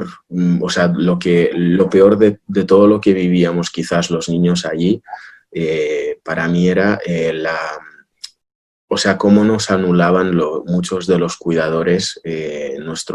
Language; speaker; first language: Spanish; early bilingual, other home language; Russian